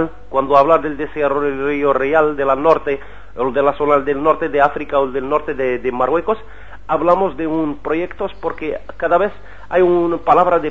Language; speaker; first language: Spanish; non-native, learner; Arabic